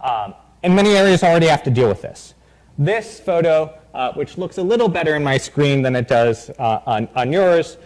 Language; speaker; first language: English; native; English